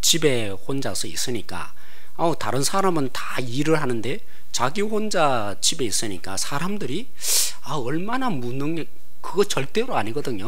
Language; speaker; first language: Korean; native; Korean